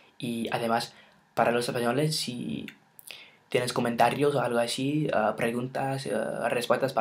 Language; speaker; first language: Spanish; non-native, fluent; English